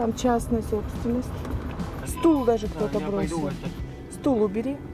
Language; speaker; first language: Russian; native; Russian